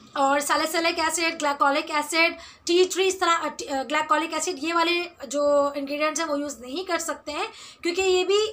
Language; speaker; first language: Hindi; native; Hindi